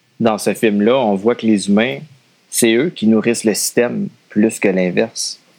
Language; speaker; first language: French; native; French